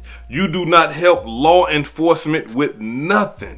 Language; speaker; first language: English; native; English